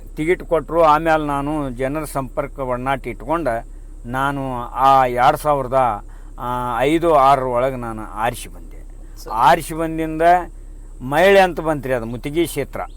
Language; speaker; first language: Kannada; non-native, local second language; Lambadi